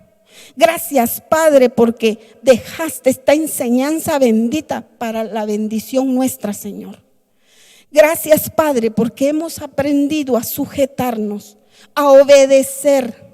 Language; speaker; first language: Spanish; native; Spanish